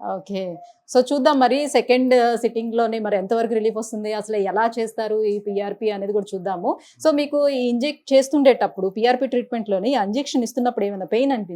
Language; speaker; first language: Telugu; native; Telugu